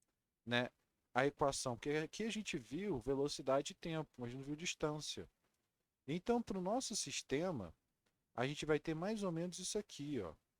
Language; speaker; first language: Portuguese; native; Portuguese